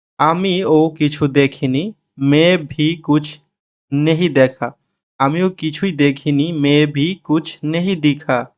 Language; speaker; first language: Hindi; non-native, learner; Bangla